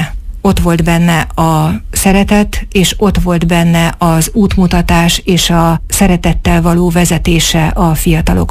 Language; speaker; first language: Hungarian; native; Hungarian